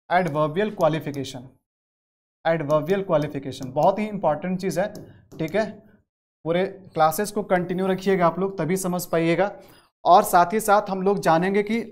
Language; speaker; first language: Hindi; native; Hindi